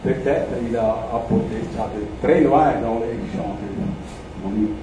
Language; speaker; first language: French; non-native, fluent; German